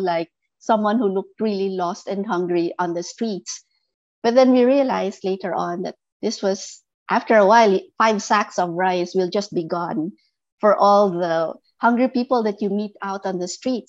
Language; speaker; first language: English; non-native, local second language; Filipino